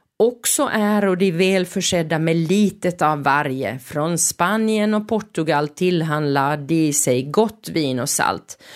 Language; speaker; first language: Swedish; non-native, local second language; Finnish